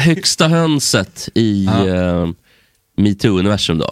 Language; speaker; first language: Swedish; native; Swedish